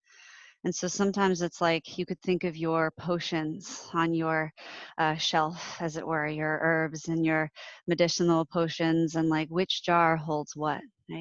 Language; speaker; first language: English; native; English